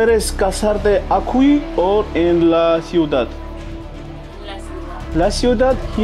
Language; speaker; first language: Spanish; non-native, learner; Georgian